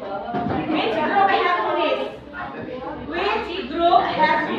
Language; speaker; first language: English; non-native, learner; Indonesian